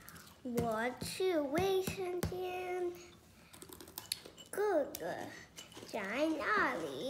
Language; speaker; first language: Chinese; early bilingual, heritage; Chinese